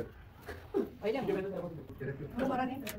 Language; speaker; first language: Turkish; non-native, learner; Filipino